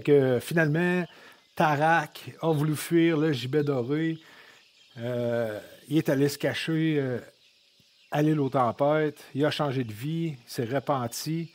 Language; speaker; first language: French; native; French